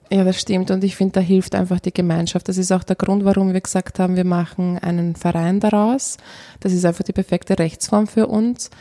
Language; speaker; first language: German; early bilingual, other home language; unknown